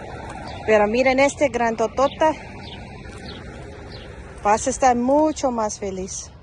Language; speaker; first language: Spanish; non-native, learner; English